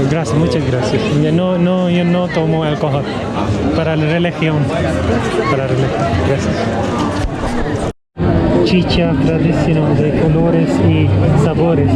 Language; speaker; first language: Spanish; non-native, learner; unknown